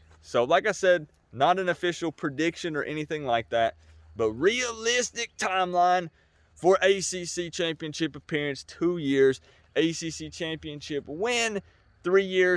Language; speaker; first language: English; native; English